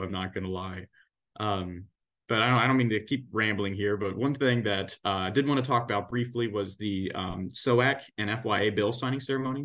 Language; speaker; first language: English; native; English